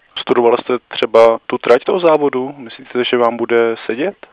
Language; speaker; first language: Czech; native; Czech